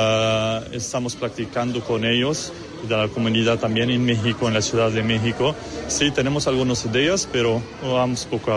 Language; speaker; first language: Spanish; non-native, fluent; Arabic